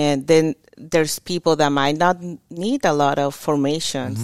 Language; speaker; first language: English; non-native, fluent; Spanish